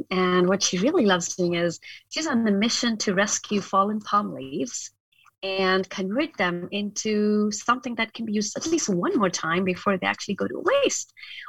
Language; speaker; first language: English; non-native, local second language; Hindi